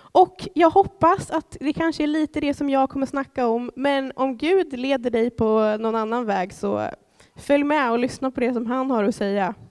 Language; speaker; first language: Swedish; native; Swedish